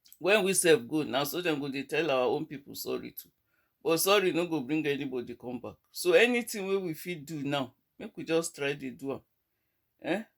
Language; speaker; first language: Nigerian Pidgin; non-native, local second language; Yoruba